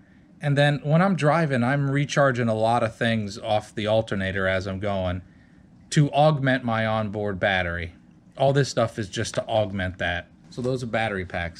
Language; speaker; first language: English; native; English